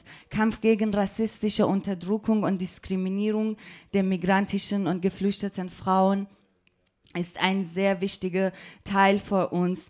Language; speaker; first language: German; non-native, fluent; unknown